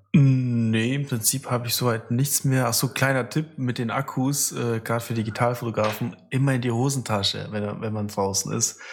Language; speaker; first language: German; non-native, fluent; Russian